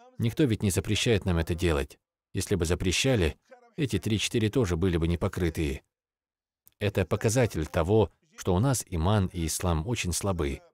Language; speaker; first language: Russian; non-native, local second language; Avaric